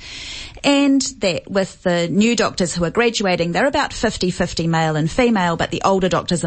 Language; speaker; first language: English; native; English